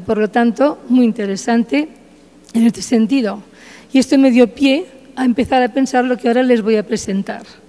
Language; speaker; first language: Spanish; native; Spanish